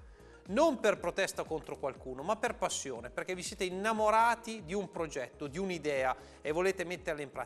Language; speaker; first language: Italian; native; Italian